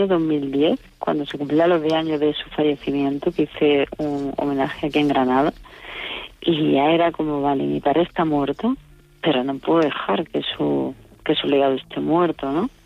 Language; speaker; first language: Spanish; native; Spanish